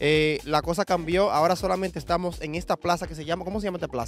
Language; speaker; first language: Spanish; native; Spanish